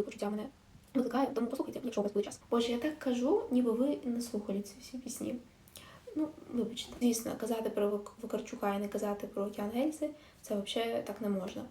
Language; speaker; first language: Ukrainian; non-native, local second language; Russian